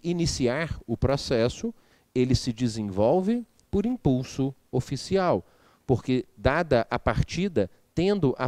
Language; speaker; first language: Portuguese; native; Portuguese